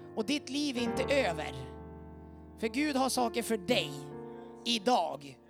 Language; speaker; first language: Swedish; native; Swedish